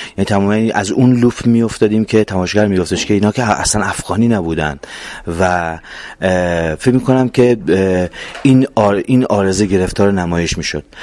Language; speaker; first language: Persian; native; Persian